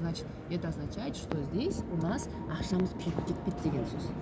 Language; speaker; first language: Russian; non-native, local second language; Kazakh